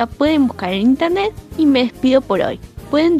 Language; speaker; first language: Spanish; native; Spanish